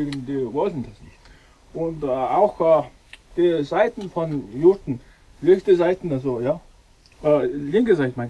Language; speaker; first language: German; non-native, learner; Mongolian